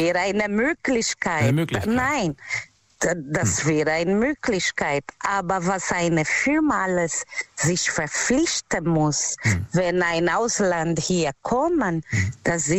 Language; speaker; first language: German; non-native, learner; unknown